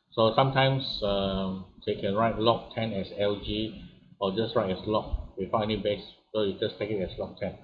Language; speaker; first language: English; non-native, local second language; Malay